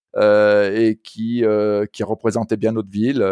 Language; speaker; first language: French; native; French